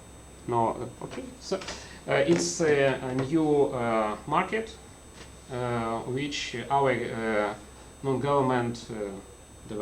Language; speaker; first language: English; non-native, learner; Russian